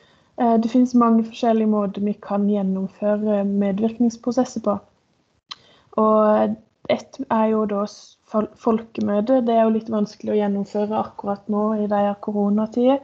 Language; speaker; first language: Norwegian; native; Norwegian